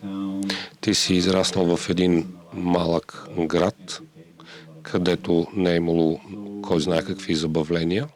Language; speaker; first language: Bulgarian; native; Bulgarian